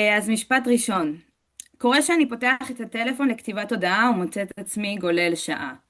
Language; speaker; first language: Hebrew; early bilingual, heritage; Hebrew